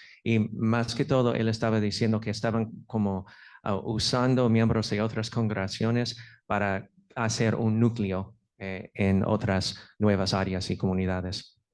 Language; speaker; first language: Spanish; non-native, fluent; English